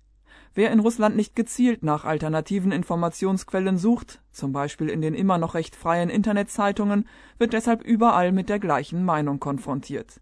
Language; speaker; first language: German; native; German